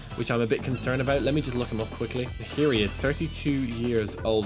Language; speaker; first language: English; native; English